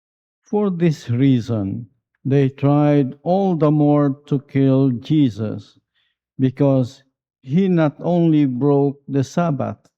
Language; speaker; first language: English; non-native, local second language; Filipino